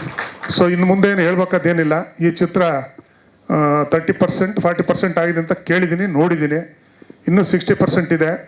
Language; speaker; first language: Kannada; native; Kannada